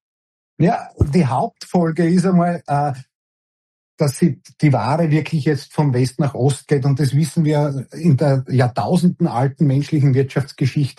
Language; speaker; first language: German; native; German